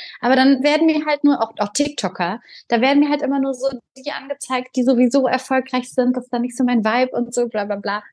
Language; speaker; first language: German; early bilingual, other home language; Bulgarian